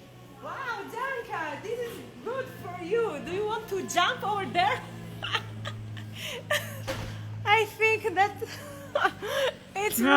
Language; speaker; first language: English; non-native, fluent; Italian